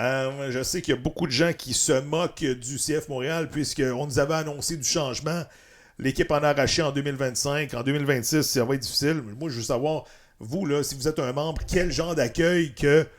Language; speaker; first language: French; native; French